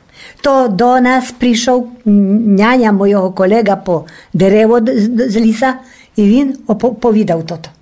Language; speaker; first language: Polish; non-native, local second language; Rusyn